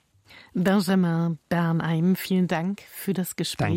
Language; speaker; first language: German; native; German